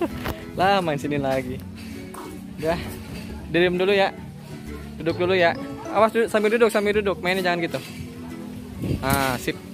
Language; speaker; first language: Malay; non-native, local second language; Sundanese